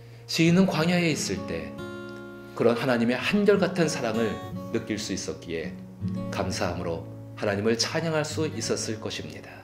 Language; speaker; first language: Korean; native; Korean